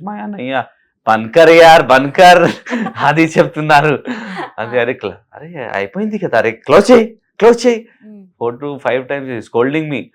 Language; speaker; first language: Telugu; non-native, local second language; Urdu